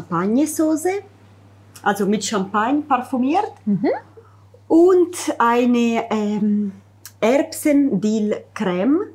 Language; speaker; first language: German; non-native, fluent; Italian